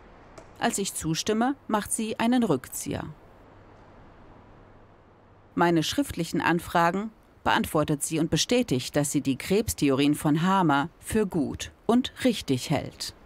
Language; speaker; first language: German; native; German